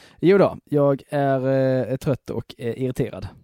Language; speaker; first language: Swedish; native; Swedish